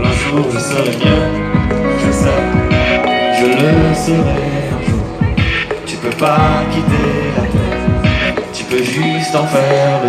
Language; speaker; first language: French; native; French